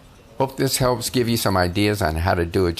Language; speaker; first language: English; native; English